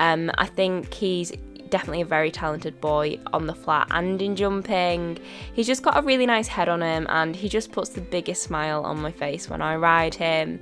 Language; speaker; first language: English; native; English